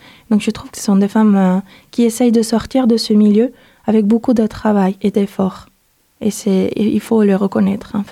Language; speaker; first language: French; non-native, fluent; Spanish